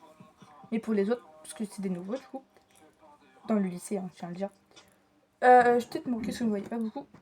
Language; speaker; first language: French; native; French